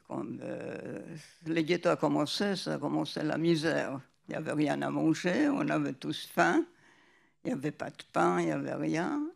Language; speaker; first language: French; non-native, fluent; Polish